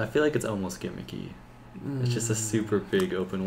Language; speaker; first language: English; native; English